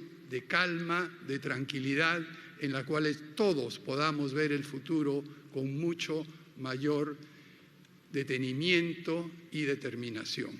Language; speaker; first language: Spanish; native; Spanish